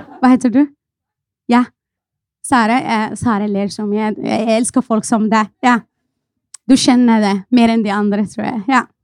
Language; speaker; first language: Norwegian; non-native, fluent; Arabic